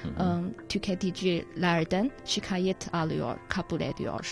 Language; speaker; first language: Turkish; non-native, fluent; Chinese